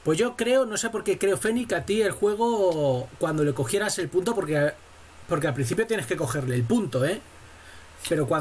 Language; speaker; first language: Spanish; native; Spanish